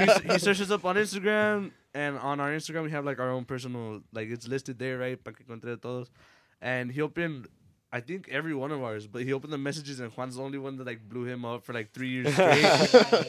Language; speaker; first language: English; early bilingual, other home language; Spanish